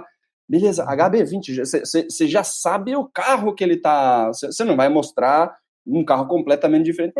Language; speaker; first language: Portuguese; native; Portuguese